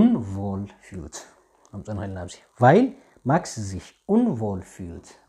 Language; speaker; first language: German; non-native, fluent; Tigrinya